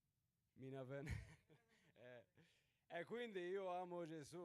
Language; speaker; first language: Italian; non-native, learner; Swedish